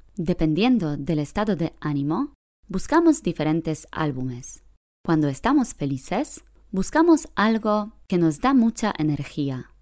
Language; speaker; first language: Spanish; non-native, fluent; Polish